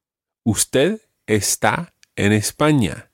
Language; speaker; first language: Spanish; non-native, fluent; English